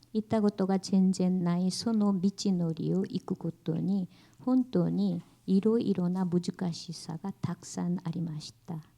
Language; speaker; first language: Japanese; non-native, learner; Korean